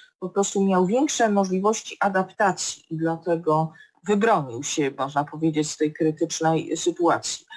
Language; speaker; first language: Polish; native; Polish